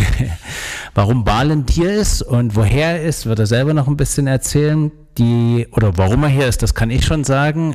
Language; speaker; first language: German; native; German